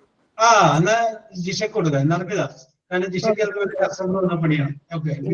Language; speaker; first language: Malayalam; native; Malayalam